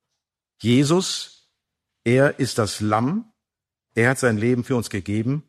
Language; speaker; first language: German; native; German